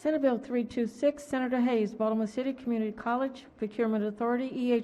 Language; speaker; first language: English; native; English